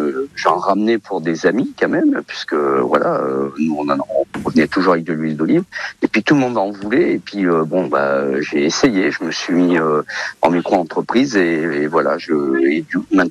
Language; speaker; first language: French; early bilingual, other home language; Portuguese